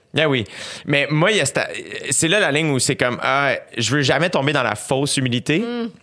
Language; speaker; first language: French; native; French